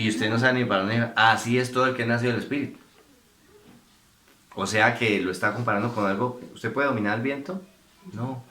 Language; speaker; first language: Spanish; native; Spanish